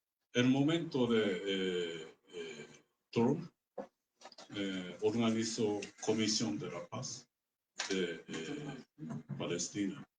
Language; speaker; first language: Spanish; non-native, learner; Japanese